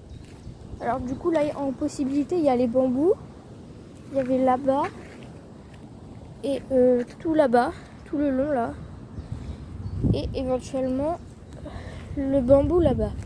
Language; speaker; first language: French; native; French